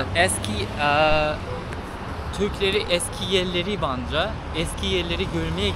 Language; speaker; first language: Turkish; non-native, learner; Uzbek